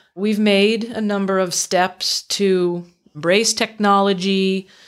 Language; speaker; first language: English; native; English